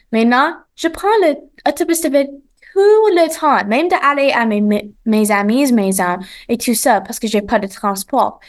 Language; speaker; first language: French; non-native, local second language; English